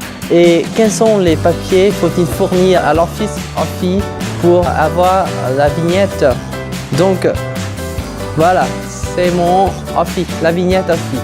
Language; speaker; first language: French; non-native, fluent; Vietnamese